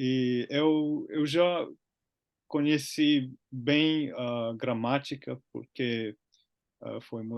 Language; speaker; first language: Portuguese; non-native, learner; Finnish